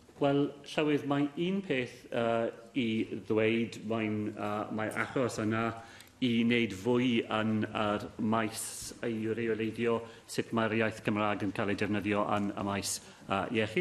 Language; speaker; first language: Welsh; non-native, local second language; English